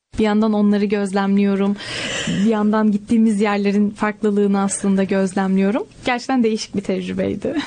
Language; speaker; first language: Turkish; native; Turkish